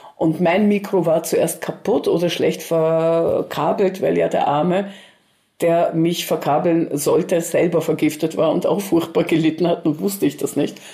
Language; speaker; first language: German; early bilingual, other home language; Russian